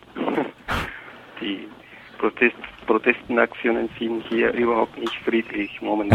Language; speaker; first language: German; non-native, fluent; Spanish